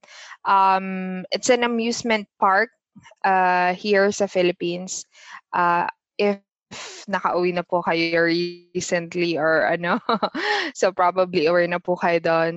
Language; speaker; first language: English; non-native, local second language; Filipino